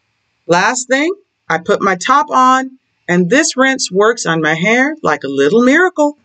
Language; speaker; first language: English; native; English